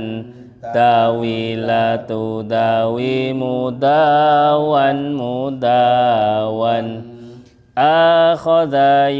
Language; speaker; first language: Arabic; non-native, fluent; Indonesian